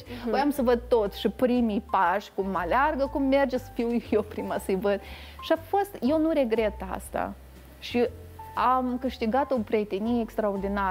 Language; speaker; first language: Romanian; native; Romanian